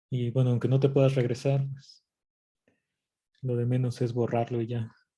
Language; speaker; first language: Spanish; native; Spanish